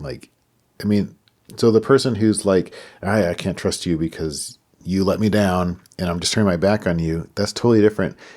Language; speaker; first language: English; native; English